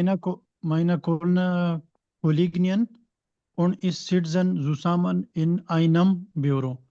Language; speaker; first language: German; non-native, learner; Urdu